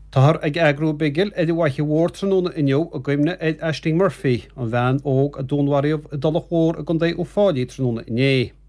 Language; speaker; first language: Irish; native; Irish